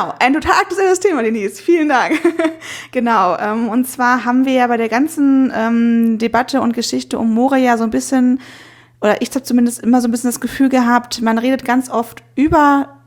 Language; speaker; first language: German; native; German